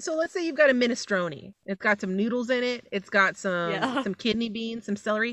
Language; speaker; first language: English; native; English